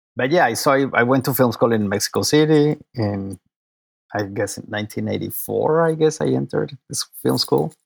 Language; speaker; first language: English; non-native, fluent; Spanish